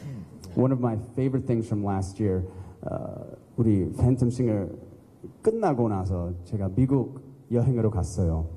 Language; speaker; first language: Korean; early bilingual, heritage; English